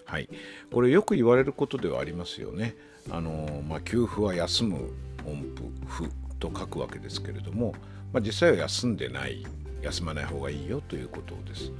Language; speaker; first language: Japanese; native; Japanese